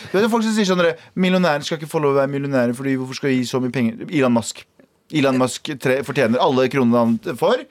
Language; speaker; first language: Norwegian; early bilingual, other home language; Kurdish